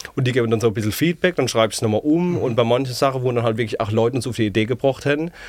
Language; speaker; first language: German; native; German